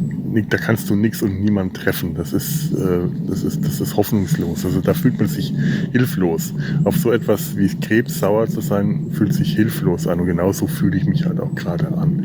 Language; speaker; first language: German; native; German